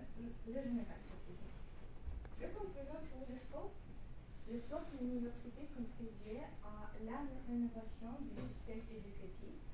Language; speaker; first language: French; non-native, learner; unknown